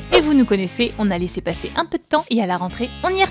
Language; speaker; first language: French; native; French